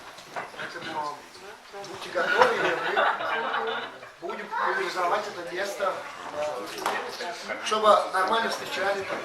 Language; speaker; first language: Russian; non-native, local second language; Bashkir